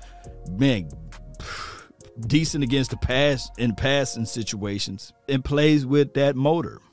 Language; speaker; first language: English; native; English